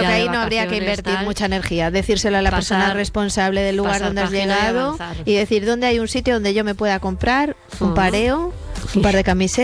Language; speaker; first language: Spanish; native; Spanish